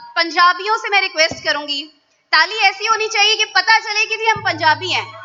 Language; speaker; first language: Urdu; non-native, local second language; Punjabi